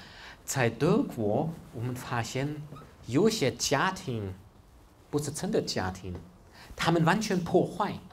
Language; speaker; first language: Chinese; non-native, fluent; German